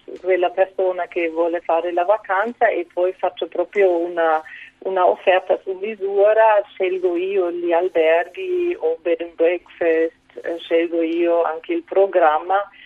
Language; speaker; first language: Italian; non-native, fluent; German